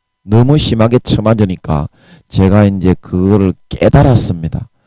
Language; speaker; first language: Korean; native; Korean